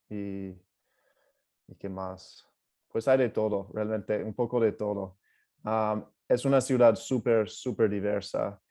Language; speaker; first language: Spanish; non-native, fluent; English